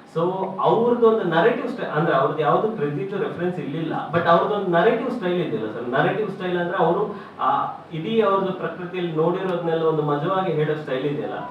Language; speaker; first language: Kannada; native; Kannada